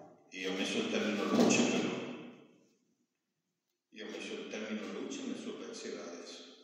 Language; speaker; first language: Italian; non-native, fluent; Spanish